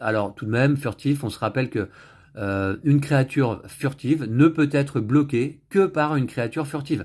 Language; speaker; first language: French; native; French